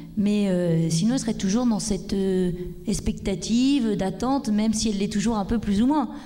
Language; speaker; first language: French; native; French